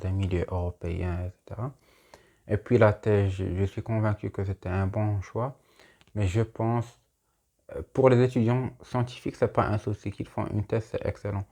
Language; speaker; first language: French; non-native, local second language; Arabic